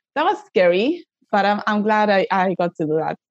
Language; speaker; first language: English; non-native, fluent; Spanish